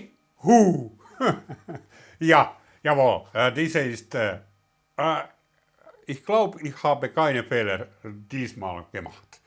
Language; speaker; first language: German; non-native, learner; Finnish